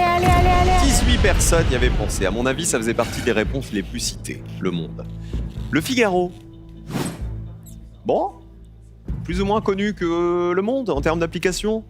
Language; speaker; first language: French; native; French